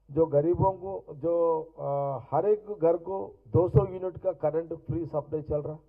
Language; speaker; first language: Hindi; non-native, local second language; Telugu